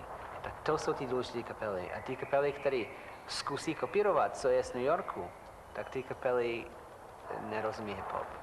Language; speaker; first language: Czech; non-native, fluent; English